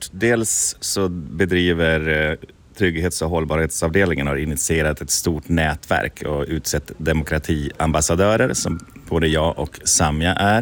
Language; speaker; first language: Swedish; native; Swedish